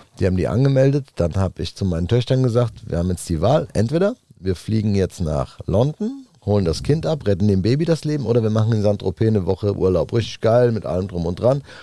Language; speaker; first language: German; native; German